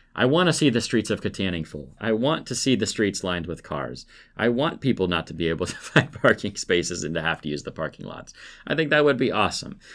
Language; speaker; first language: English; native; English